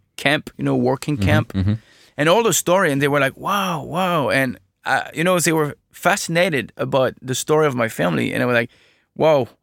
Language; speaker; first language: English; non-native, fluent; French